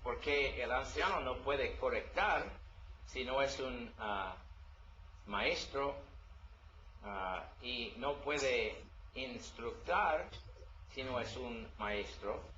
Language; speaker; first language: Spanish; non-native, learner; English